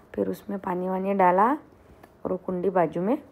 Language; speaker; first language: Hindi; non-native, local second language; Marathi